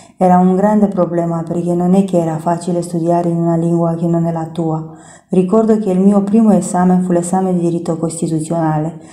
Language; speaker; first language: Italian; non-native, fluent; Romanian